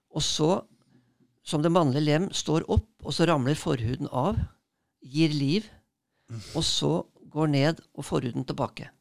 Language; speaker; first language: Norwegian; native; Norwegian